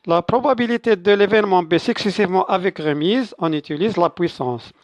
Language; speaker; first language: French; non-native, local second language; Arabic